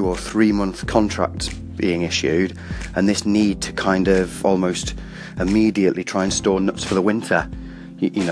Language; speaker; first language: English; native; English